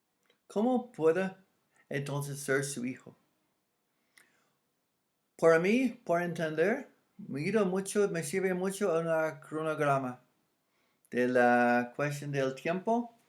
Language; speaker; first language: Spanish; non-native, fluent; English